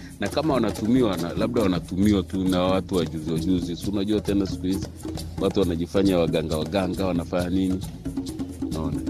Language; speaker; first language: Swahili; native; Swahili